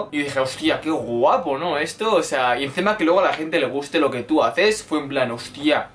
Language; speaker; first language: Spanish; native; Spanish